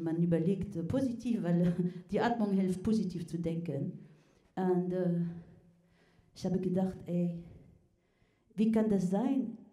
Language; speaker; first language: German; non-native, fluent; French